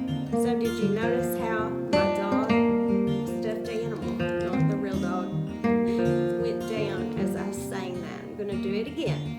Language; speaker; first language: English; native; English